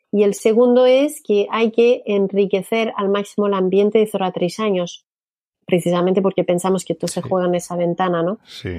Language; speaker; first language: Spanish; non-native, fluent; French